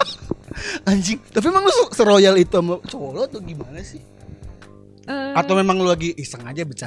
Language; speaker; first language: Indonesian; native; Indonesian